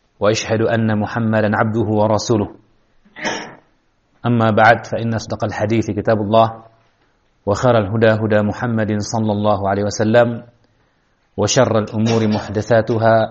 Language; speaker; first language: Arabic; non-native, fluent; Indonesian